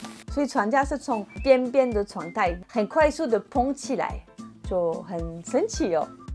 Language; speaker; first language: Chinese; non-native, fluent; French